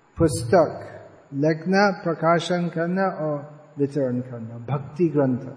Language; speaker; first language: Hindi; non-native, fluent; English